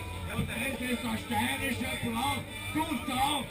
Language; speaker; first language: German; native; German